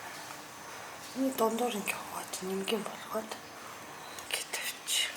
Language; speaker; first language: Mongolian; non-native, fluent; Japanese